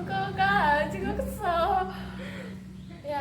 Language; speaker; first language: English; non-native, learner; Indonesian